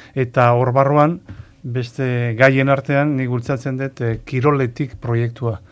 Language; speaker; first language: Basque; non-native, local second language; Spanish